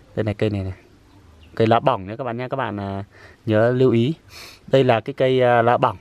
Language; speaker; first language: Vietnamese; non-native, local second language; Iu Mien